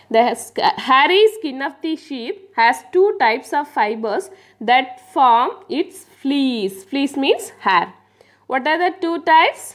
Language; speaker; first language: English; non-native, local second language; Tamil